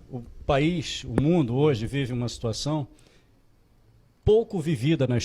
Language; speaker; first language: Portuguese; native; Portuguese